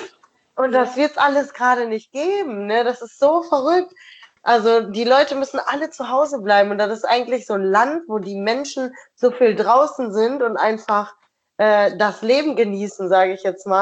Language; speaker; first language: German; native; German